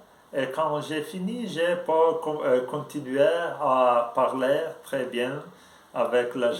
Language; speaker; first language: French; non-native, learner; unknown